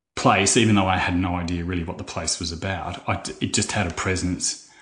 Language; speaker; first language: English; native; English